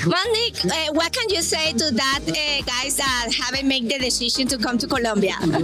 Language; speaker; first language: English; non-native, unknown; Spanish